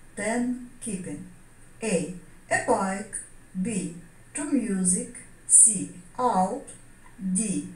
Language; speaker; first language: English; non-native, fluent; Ukrainian